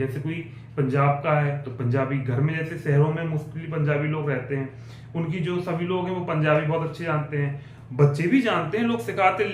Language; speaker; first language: Hindi; native; Hindi